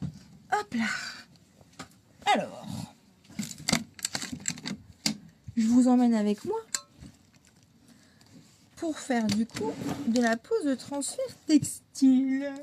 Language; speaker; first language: French; native; French